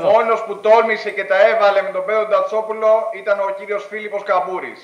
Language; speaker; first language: Greek; native; Greek